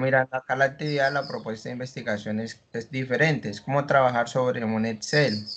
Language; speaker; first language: Spanish; native; Spanish